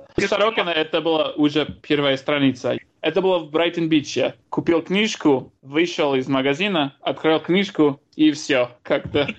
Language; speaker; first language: Russian; non-native, fluent; English